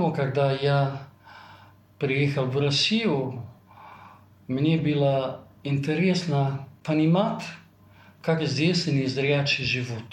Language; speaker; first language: Russian; non-native, fluent; Italian